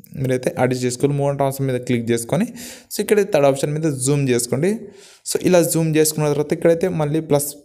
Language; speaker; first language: Telugu; non-native, local second language; Gondi